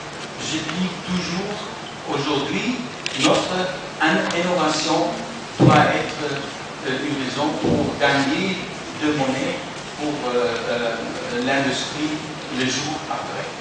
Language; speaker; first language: French; non-native, fluent; German